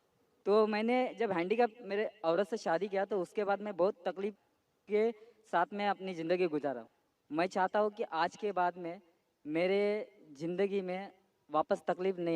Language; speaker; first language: Hindi; non-native, local second language; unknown